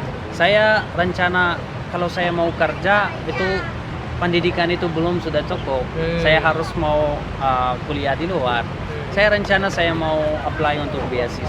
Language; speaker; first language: Indonesian; non-native, learner; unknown